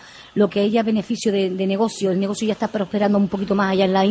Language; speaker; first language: Spanish; native; Spanish